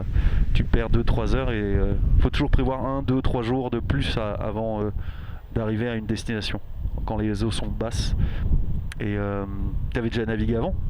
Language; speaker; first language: French; native; French